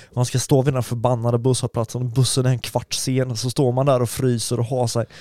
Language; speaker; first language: Swedish; early bilingual, other home language; German